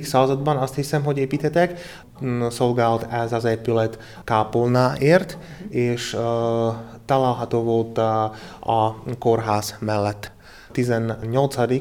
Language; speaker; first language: Hungarian; non-native, learner; Slovak